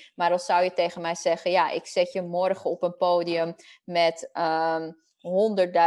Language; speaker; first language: Dutch; early bilingual, other home language; Spanish